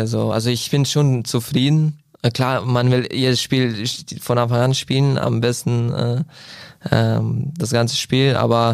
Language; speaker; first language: German; non-native, fluent; Croatian